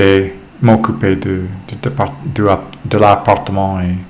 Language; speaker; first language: French; non-native, fluent; English